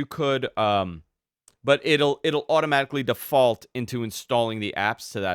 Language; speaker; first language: English; native; English